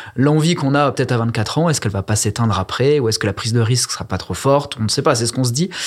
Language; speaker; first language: French; native; French